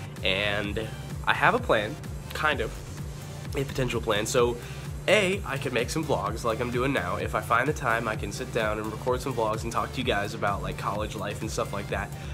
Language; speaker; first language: English; native; English